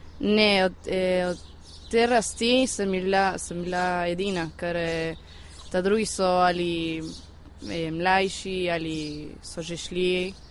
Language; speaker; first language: Slovenian; early bilingual, heritage; Slovenian